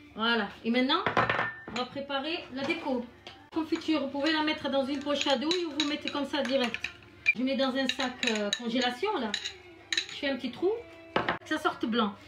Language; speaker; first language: French; non-native, local second language; Arabic